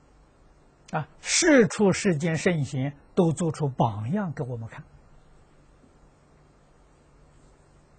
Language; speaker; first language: Chinese; native; Chinese